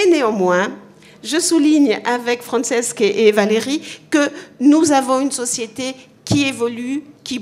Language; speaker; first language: French; native; French